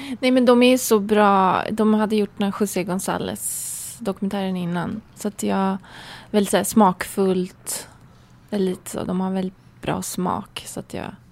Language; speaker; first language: Swedish; early bilingual, other home language; Persian